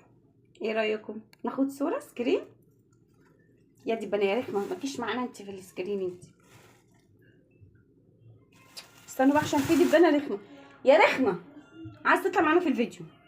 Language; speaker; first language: Arabic; native; Arabic